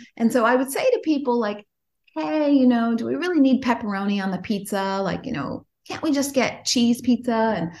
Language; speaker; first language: English; native; English